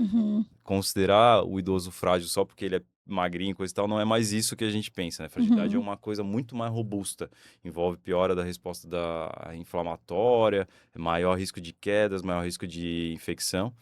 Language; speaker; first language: Portuguese; native; Portuguese